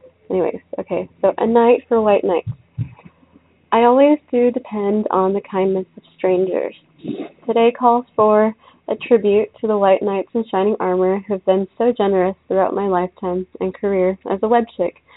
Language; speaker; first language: English; native; English